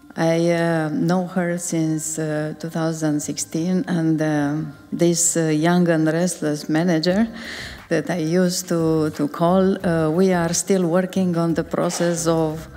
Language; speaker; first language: English; non-native, fluent; Romanian